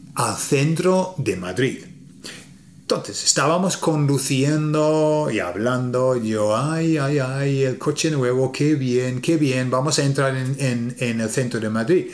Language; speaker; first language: Spanish; non-native, fluent; English